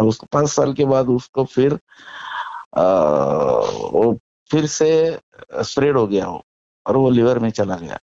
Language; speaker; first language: Hindi; non-native, local second language; Marathi